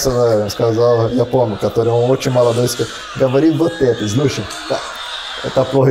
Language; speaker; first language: Russian; non-native, learner; Portuguese